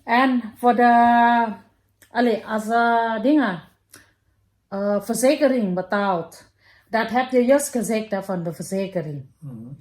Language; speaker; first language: Dutch; non-native, learner; Thai